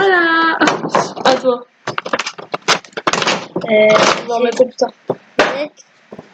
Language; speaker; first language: French; native; French